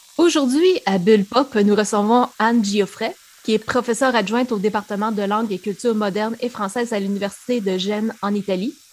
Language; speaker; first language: French; native; French